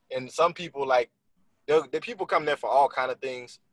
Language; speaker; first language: English; native; English